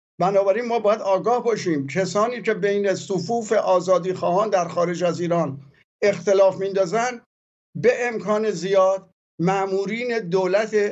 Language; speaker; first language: Persian; native; Persian